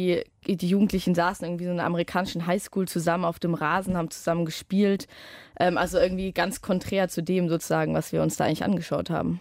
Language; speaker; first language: German; native; German